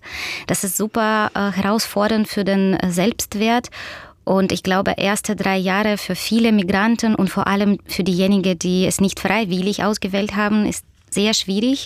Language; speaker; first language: German; non-native, fluent; Russian